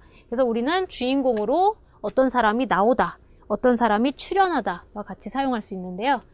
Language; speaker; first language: Korean; native; Korean